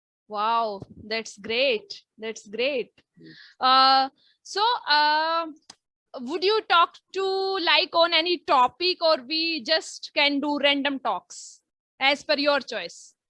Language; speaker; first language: English; non-native, local second language; Hindi